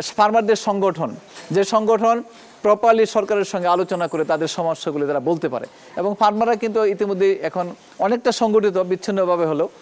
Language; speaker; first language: Bangla; native; Bangla